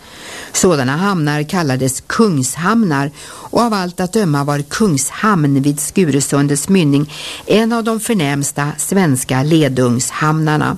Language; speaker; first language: Swedish; native; Swedish